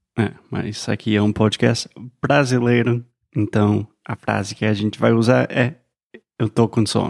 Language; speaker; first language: Portuguese; non-native, fluent; English